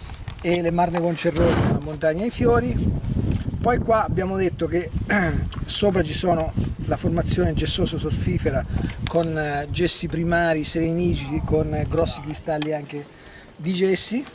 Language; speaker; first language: Italian; native; Italian